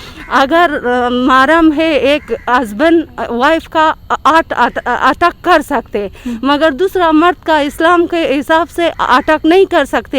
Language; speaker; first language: Hindi; non-native, learner; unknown